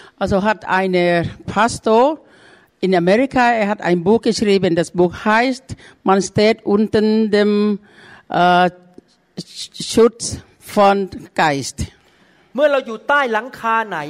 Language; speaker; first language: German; non-native, learner; Thai